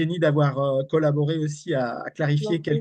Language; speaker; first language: French; native; French